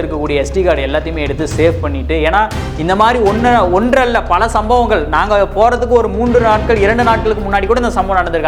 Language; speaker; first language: Tamil; native; Tamil